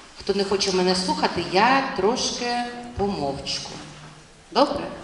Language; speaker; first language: Ukrainian; non-native, local second language; Russian